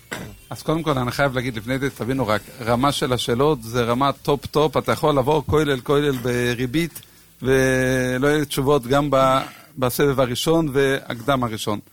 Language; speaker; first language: Hebrew; native; Hebrew